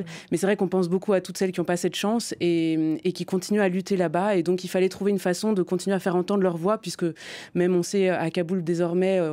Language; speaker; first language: French; native; French